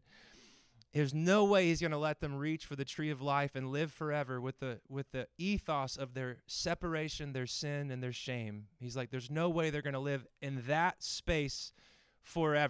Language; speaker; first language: English; native; English